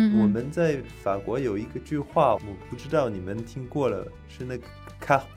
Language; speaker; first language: Chinese; non-native, learner; French